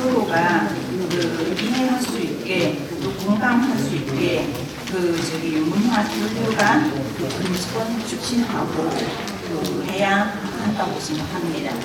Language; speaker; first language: Korean; non-native, fluent; Vietnamese